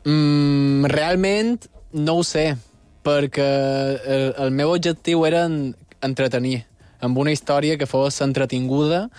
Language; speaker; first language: Catalan; early bilingual, other home language; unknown